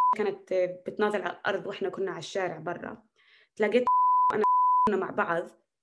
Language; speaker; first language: Arabic; native; Arabic